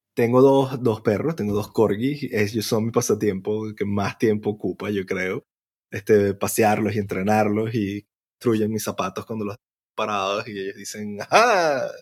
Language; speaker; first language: Spanish; native; Spanish